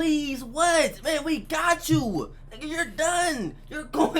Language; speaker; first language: English; native; English